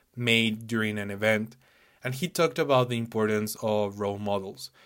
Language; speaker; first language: English; non-native, fluent; Spanish